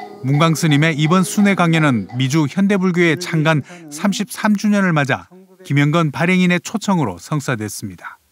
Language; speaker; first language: Korean; native; Korean